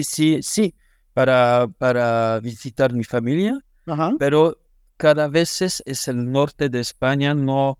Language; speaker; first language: Spanish; non-native, learner; French